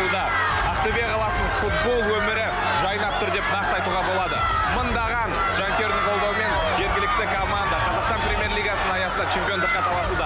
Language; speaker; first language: Kazakh; native; Kazakh